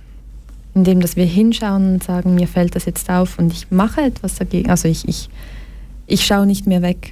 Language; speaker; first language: German; early bilingual, other home language; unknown